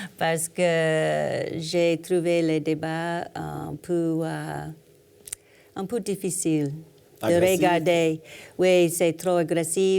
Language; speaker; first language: French; non-native, learner; English